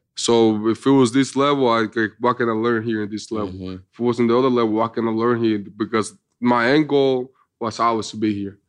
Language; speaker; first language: English; early bilingual, other home language; Spanish